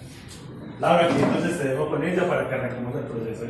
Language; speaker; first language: Spanish; native; Spanish